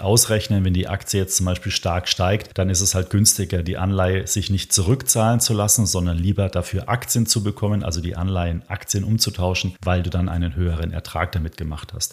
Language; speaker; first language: German; native; German